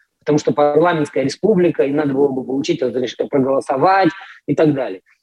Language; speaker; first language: Russian; native; Russian